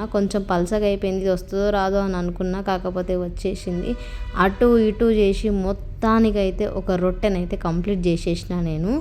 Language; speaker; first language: Telugu; native; Telugu